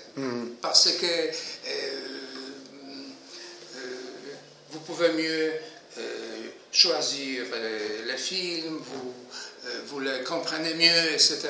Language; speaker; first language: French; non-native, fluent; Polish